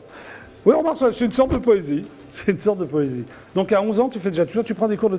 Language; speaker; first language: French; native; French